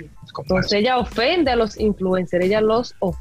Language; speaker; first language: Spanish; native; Spanish